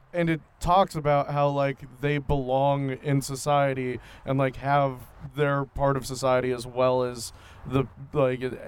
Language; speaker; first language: English; native; English